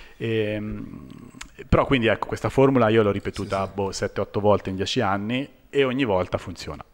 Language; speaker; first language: Italian; native; Italian